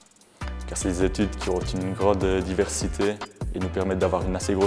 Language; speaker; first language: French; native; French